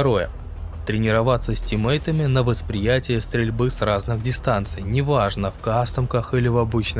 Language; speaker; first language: Russian; native; Russian